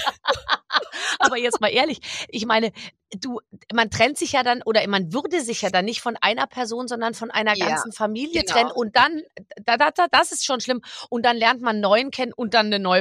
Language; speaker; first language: German; native; German